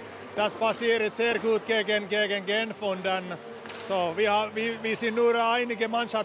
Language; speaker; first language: German; non-native, learner; Finnish